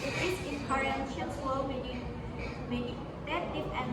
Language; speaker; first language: English; non-native, learner; Indonesian